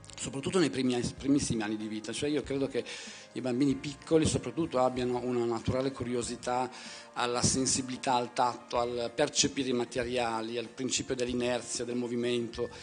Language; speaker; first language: Italian; native; Italian